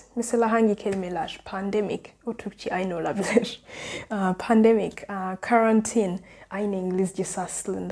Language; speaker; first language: Turkish; non-native, learner; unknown